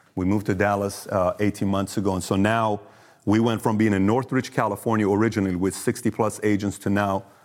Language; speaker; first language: English; early bilingual, other home language; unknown